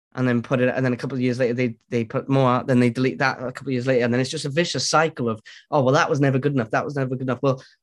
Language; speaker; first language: English; native; English